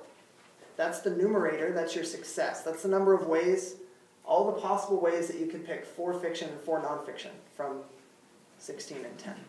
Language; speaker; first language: English; native; English